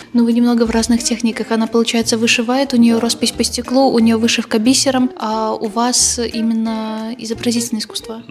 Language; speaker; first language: Russian; native; Russian